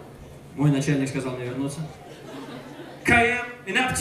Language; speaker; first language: Russian; native; Russian